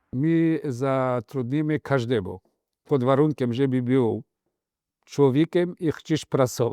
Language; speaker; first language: Polish; non-native, fluent; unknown